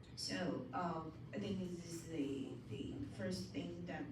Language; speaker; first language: English; non-native, fluent; Chinese